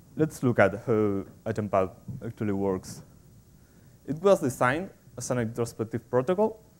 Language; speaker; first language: English; non-native, fluent; Spanish